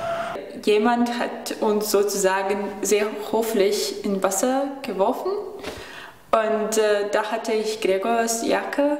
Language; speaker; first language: German; non-native, learner; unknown